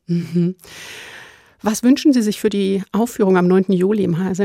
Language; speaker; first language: German; native; German